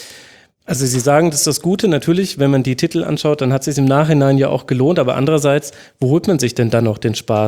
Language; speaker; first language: German; native; German